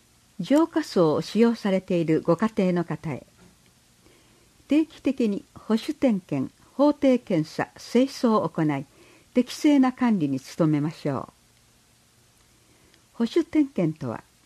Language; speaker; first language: Japanese; native; Japanese